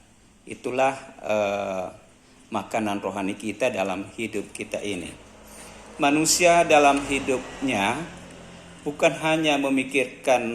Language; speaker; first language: Indonesian; native; Indonesian